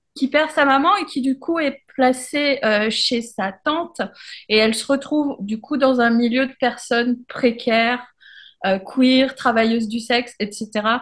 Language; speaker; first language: French; native; French